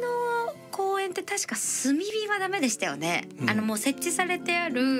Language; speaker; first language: Japanese; native; Japanese